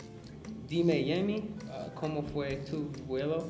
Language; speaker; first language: Spanish; non-native, learner; English